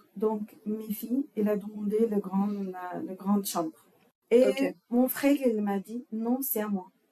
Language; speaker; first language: French; non-native, learner; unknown